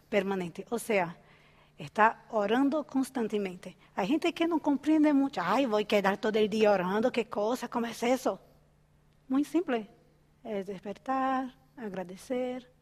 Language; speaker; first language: Spanish; non-native, fluent; Portuguese